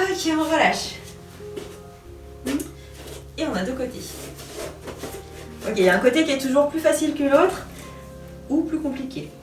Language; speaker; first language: French; native; French